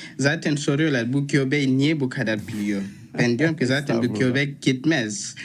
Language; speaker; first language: Turkish; non-native, fluent; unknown